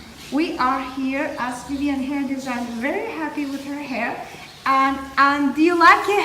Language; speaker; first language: English; non-native, fluent; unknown